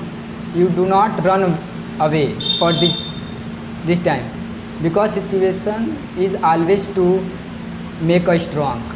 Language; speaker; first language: English; non-native, learner; Hindi